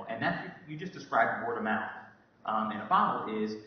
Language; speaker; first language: English; native; English